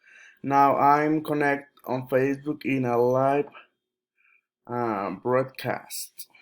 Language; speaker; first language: English; non-native, learner; Spanish